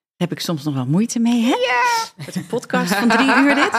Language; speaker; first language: Dutch; native; Dutch